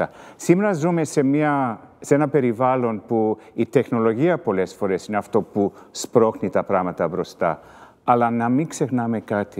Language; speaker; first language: Greek; early bilingual, heritage; Greek